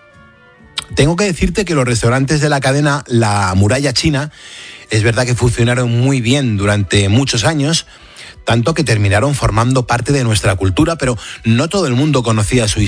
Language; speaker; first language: Spanish; native; Spanish